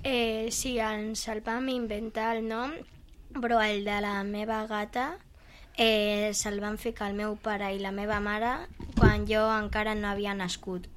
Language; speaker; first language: Catalan; non-native, local second language; Spanish